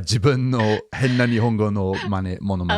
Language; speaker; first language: Japanese; non-native, fluent; English